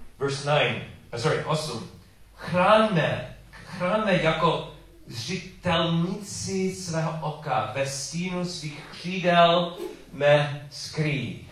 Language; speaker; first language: Czech; non-native, learner; English